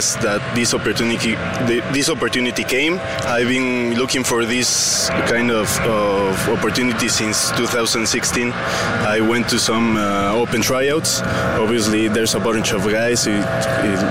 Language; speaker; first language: English; non-native, fluent; Spanish